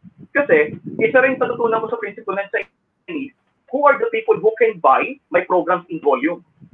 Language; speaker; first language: English; non-native, local second language; Filipino